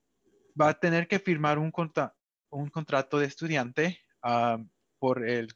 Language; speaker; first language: Spanish; early bilingual, heritage; Spanish